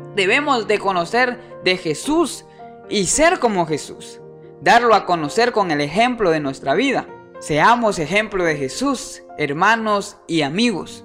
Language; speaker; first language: Spanish; native; Spanish